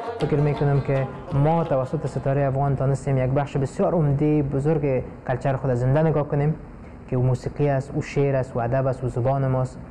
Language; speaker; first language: Persian; non-native, local second language; Pashto